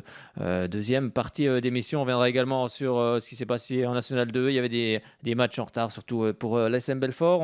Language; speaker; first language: French; native; French